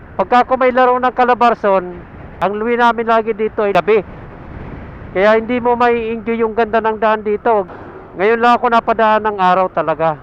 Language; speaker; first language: Filipino; native; Filipino